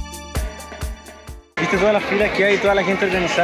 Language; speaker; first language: Spanish; native; Spanish